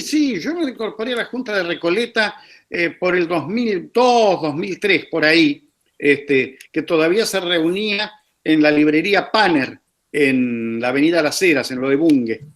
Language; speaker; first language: Spanish; native; Spanish